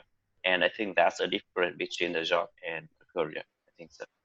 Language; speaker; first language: English; non-native, learner; Vietnamese